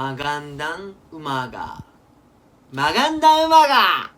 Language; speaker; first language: Filipino; non-native, learner; Japanese